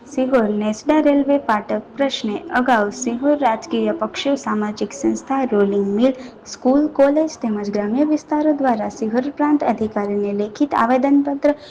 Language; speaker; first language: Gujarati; native; Gujarati